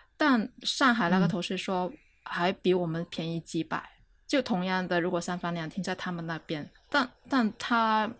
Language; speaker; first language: Chinese; non-native, local second language; Cantonese